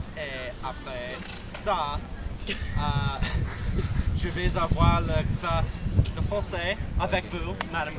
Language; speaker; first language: French; non-native, learner; English